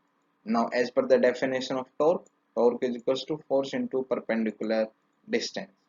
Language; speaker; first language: English; non-native, local second language; Hindi